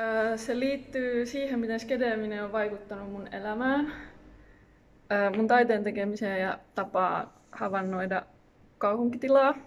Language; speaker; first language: Finnish; native; Finnish